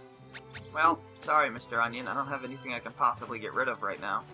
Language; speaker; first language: English; native; English